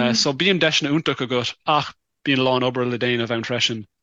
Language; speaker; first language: Irish; non-native, local second language; English